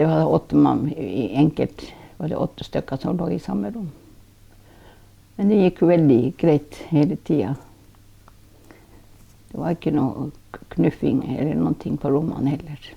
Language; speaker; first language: Norwegian; non-native, local second language; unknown